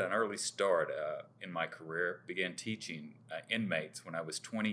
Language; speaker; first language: English; native; English